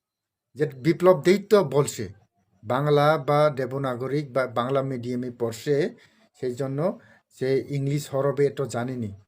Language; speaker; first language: Bangla; non-native, local second language; Kok Borok